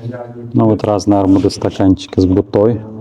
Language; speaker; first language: Russian; native; Russian